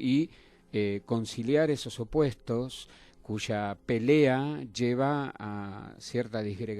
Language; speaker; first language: Spanish; native; Spanish